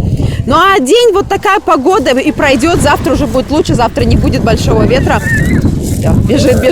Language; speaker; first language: Russian; native; Russian